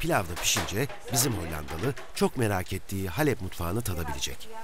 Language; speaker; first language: Turkish; native; Turkish